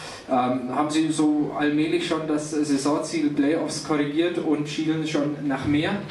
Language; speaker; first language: German; native; German